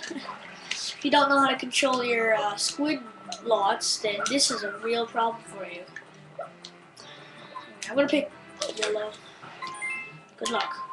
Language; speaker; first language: English; native; English